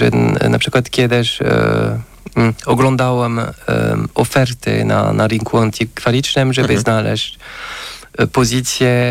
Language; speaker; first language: Polish; non-native, fluent; French